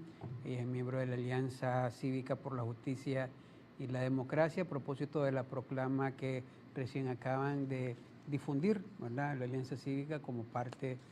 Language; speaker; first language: Spanish; native; Spanish